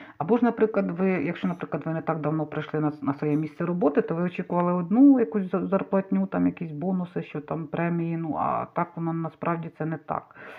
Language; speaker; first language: Ukrainian; non-native, local second language; Russian